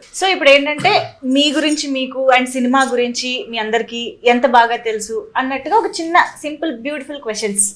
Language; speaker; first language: Telugu; native; Telugu